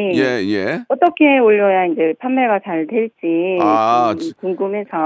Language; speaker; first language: Korean; native; Korean